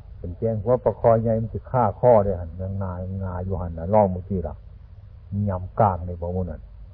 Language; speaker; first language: Thai; non-native, local second language; Northeastern Thai